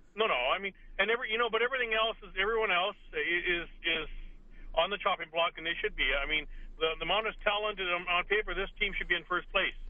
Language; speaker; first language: English; native; English